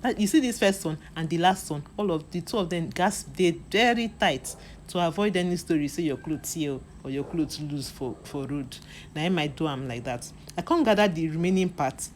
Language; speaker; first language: Nigerian Pidgin; non-native, local second language; Igbo